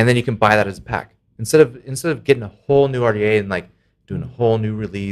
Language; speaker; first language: English; native; English